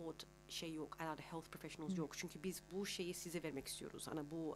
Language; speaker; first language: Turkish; early bilingual, heritage; Turkish